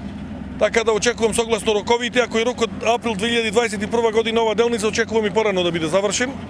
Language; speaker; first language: Macedonian; native; Macedonian